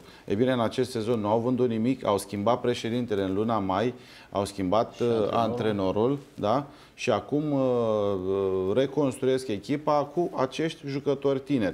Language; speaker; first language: Romanian; native; Romanian